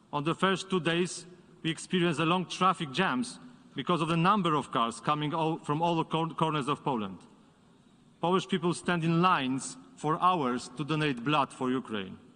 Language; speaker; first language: English; non-native, fluent; Polish